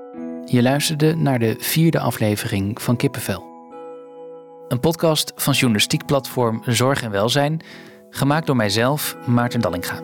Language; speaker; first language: Dutch; native; Dutch